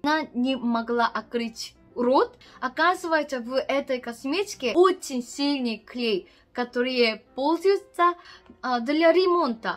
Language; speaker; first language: Russian; non-native, learner; Korean